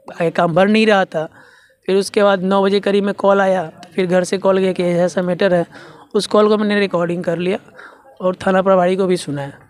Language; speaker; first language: Hindi; native; Hindi